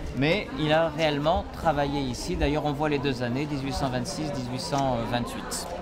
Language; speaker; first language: French; native; French